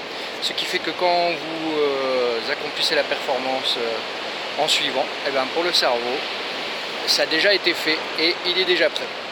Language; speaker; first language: French; native; French